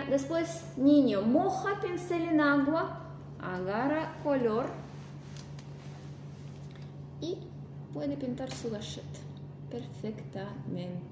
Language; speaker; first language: Spanish; non-native, fluent; Russian